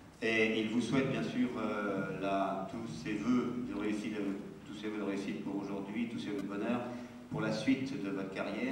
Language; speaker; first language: French; native; French